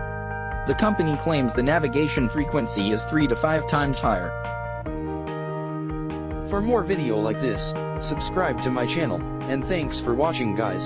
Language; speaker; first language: English; non-native, local second language; Odia